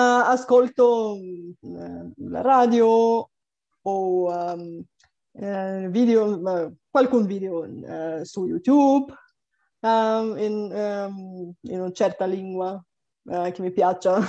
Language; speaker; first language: Italian; non-native, fluent; Bulgarian